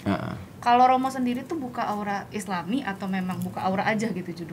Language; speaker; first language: Indonesian; native; Indonesian